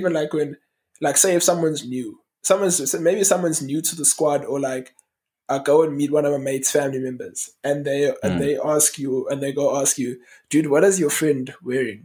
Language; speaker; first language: English; native; English